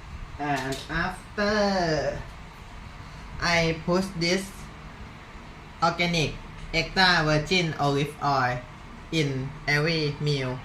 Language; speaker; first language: English; non-native, learner; Thai